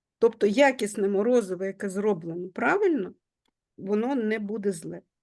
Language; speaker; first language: Ukrainian; native; Ukrainian